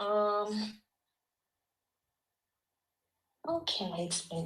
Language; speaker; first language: English; non-native, learner; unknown